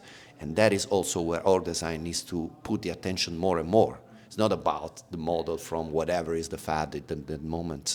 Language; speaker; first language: English; non-native, fluent; Italian